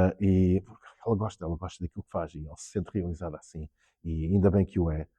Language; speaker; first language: Portuguese; early bilingual, heritage; Portuguese